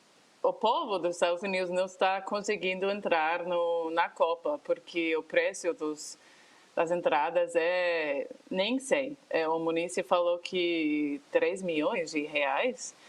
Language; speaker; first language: Portuguese; non-native, fluent; English